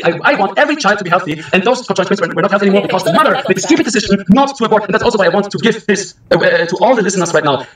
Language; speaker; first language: English; early bilingual, other home language; German